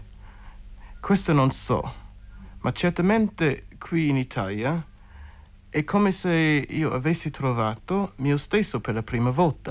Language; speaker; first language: Italian; non-native, fluent; English